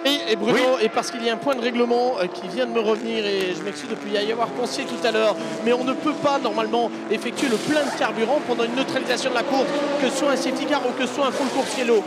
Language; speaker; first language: French; native; French